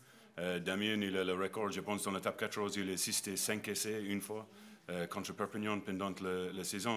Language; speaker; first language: French; non-native, learner; English